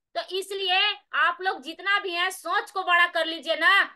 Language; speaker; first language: Hindi; native; Hindi